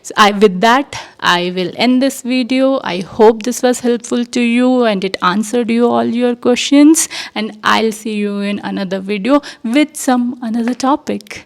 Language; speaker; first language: Hindi; native; Hindi